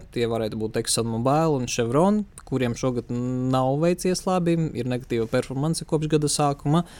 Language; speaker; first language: Latvian; non-native, local second language; Russian